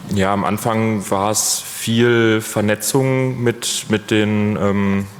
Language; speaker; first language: German; native; German